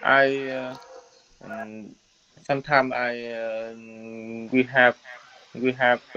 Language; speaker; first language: English; non-native, learner; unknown